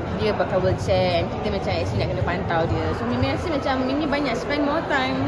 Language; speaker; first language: Malay; native; Malay